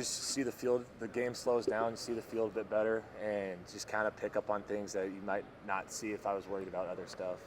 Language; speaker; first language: English; native; English